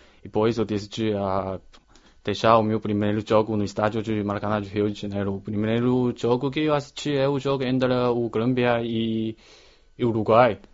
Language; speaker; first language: Portuguese; non-native, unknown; Chinese